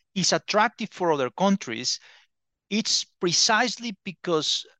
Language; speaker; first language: English; non-native, fluent; Spanish